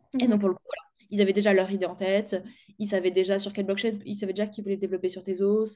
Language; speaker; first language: French; native; French